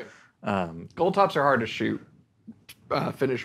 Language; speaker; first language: English; native; English